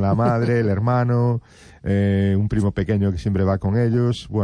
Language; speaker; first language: Spanish; native; Spanish